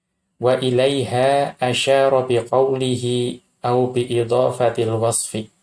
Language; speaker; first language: Arabic; non-native, fluent; Indonesian